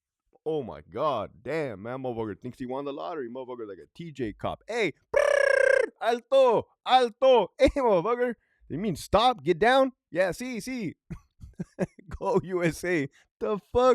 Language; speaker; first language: English; native; English